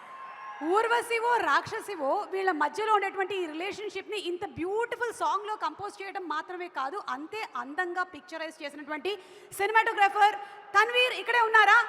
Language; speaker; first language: Telugu; native; Telugu